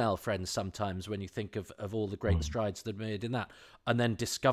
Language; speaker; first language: English; native; English